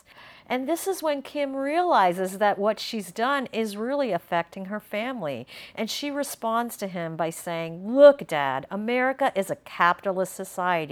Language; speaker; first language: English; native; English